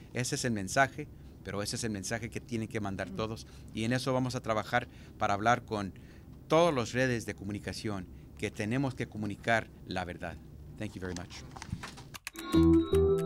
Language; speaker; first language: Spanish; early bilingual, heritage; Spanish